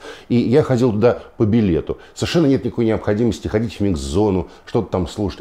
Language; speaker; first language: Russian; native; Russian